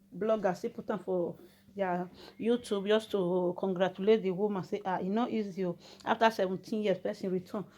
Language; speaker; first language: Nigerian Pidgin; native; Nigerian Pidgin